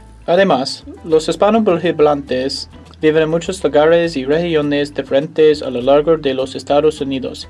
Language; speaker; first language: Spanish; non-native, learner; English